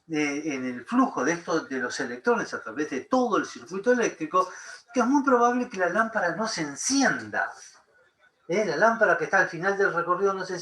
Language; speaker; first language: Spanish; native; Spanish